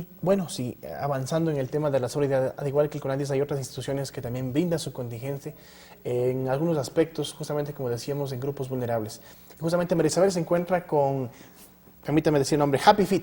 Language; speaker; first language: Spanish; native; Spanish